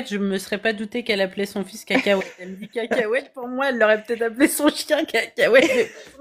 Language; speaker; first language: French; native; French